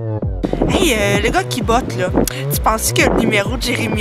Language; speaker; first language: French; native; French